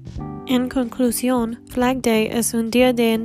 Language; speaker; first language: Spanish; non-native, learner; English